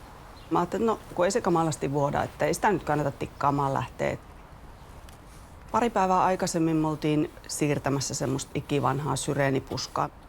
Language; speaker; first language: Finnish; native; Finnish